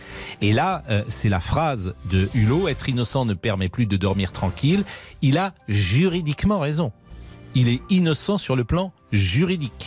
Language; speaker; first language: French; native; French